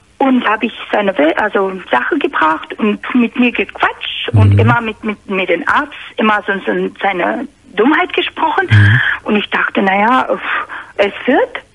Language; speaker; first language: German; non-native, fluent; Romanian